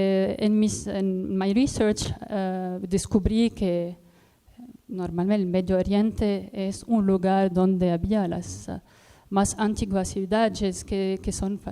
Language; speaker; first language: Spanish; non-native, learner; Arabic